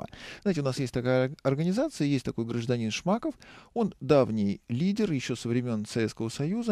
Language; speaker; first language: Russian; native; Russian